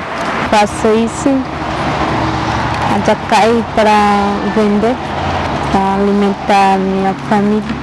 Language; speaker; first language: Portuguese; non-native, local second language; Guarani